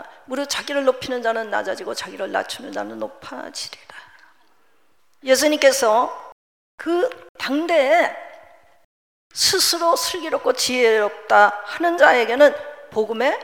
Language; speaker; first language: Korean; native; Korean